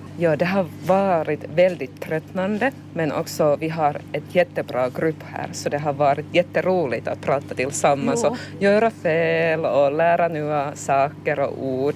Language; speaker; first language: Swedish; non-native, local second language; Finnish